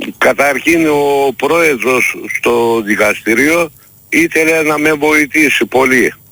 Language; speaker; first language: Greek; non-native, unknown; Turkish